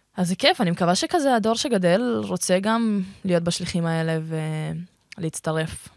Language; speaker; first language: Hebrew; early bilingual, other home language; Russian